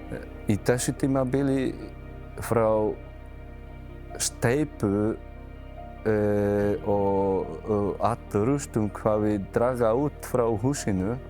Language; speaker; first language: Icelandic; non-native, learner; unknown